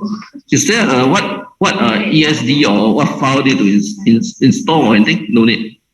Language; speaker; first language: English; non-native, local second language; Chinese